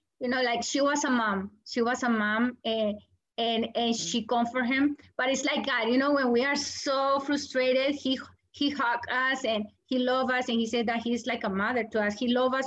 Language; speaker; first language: English; non-native, learner; Spanish